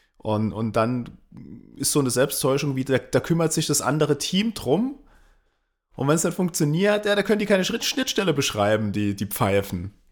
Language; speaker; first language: German; native; German